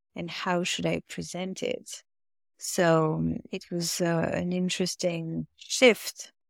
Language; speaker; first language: English; non-native, fluent; French